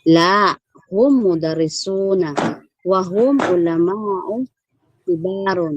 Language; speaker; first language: Arabic; non-native, learner; Filipino